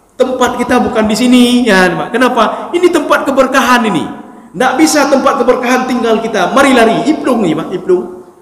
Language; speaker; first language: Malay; non-native, local second language; Achinese